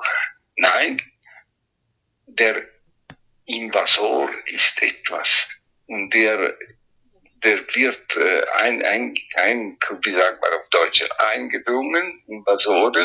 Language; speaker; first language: German; non-native, fluent; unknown